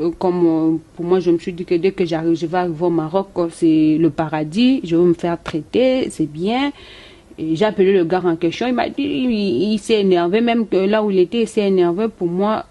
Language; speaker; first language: French; non-native, local second language; Lingala